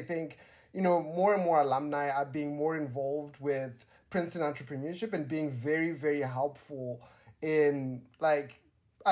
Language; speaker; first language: English; non-native, local second language; Shona